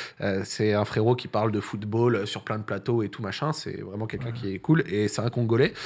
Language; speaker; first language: French; native; French